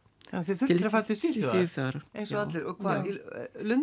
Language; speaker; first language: Icelandic; native; Icelandic